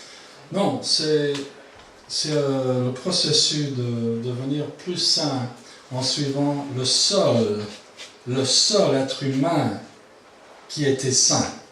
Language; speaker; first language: French; non-native, fluent; English